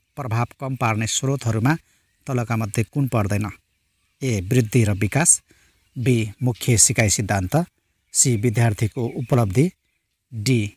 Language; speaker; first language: Nepali; non-native, local second language; Rana Tharu